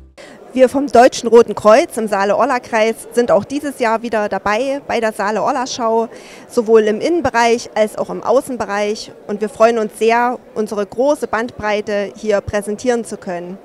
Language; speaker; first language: German; native; German